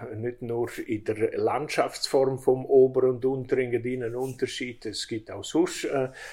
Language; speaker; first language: German; non-native, local second language; Romansh